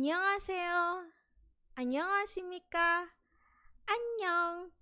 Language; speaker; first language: Korean; non-native, fluent; Indonesian